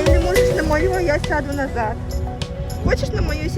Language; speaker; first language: Russian; native; Russian